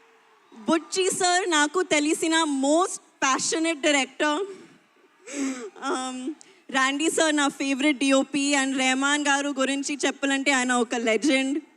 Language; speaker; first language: Telugu; non-native, local second language; Hindi